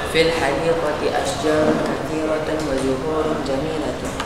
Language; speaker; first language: Arabic; non-native, learner; Indonesian